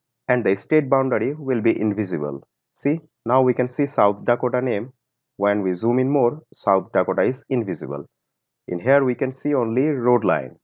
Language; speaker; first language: English; non-native, local second language; Bangla